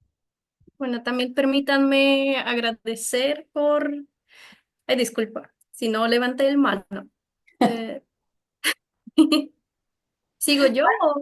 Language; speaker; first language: Spanish; non-native, fluent; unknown